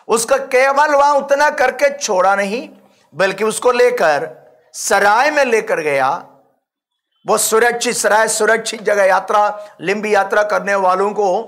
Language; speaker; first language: Hindi; non-native, local second language; Malayalam